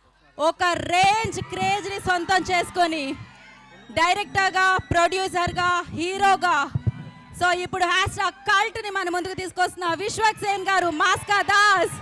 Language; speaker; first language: Telugu; native; Telugu